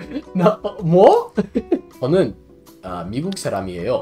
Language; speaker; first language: Korean; non-native, learner; English